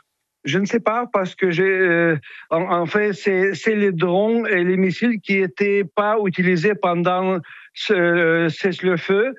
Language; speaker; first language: French; non-native, fluent; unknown